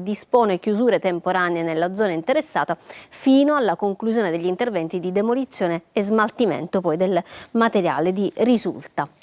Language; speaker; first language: Italian; native; Italian